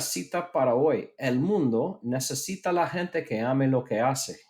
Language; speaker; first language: Spanish; non-native, fluent; English